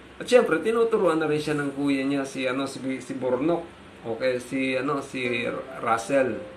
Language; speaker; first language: Filipino; native; Filipino